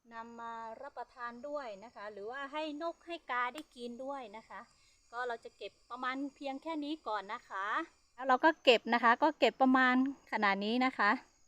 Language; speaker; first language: Thai; non-native, local second language; Hmong